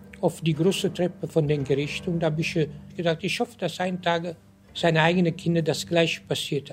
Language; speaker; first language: German; non-native, learner; Italian